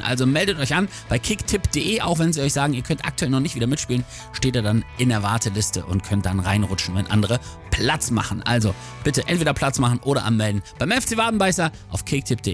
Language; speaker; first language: German; native; German